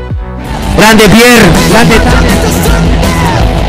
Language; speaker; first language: Spanish; native; Spanish